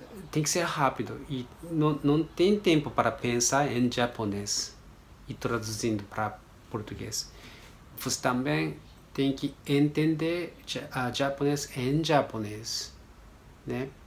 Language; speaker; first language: Portuguese; non-native, learner; Japanese